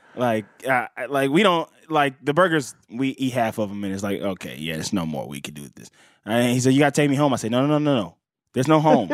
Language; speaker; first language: English; native; English